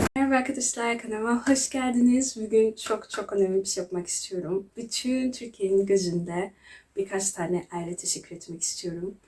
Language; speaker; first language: Turkish; non-native, learner; Kinyarwanda